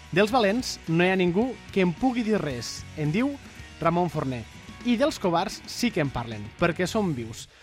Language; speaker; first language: Catalan; native; Catalan